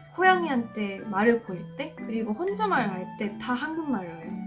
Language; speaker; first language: Korean; non-native, fluent; Japanese